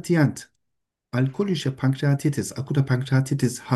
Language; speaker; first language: German; non-native, learner; Turkish